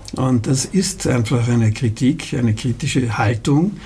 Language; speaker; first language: German; native; German